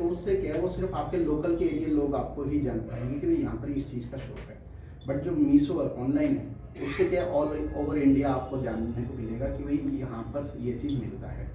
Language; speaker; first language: Hindi; native; Hindi